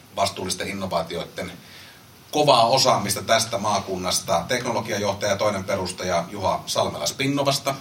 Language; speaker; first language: Finnish; native; Finnish